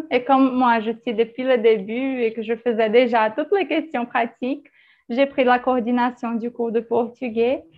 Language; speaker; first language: French; non-native, fluent; Portuguese